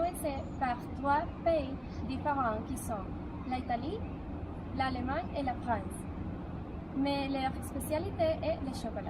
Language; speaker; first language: French; non-native, learner; Spanish